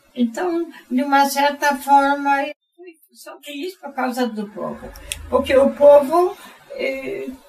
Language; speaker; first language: Portuguese; non-native, fluent; German